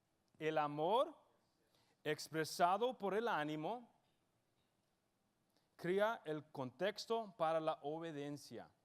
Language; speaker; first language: Spanish; early bilingual, heritage; English